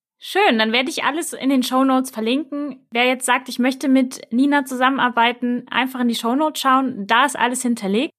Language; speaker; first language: German; native; German